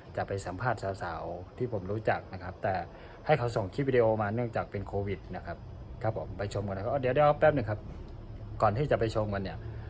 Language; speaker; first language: Thai; non-native, local second language; Shan